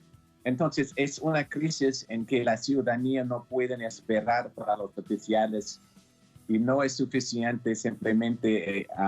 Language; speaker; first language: Spanish; non-native, fluent; English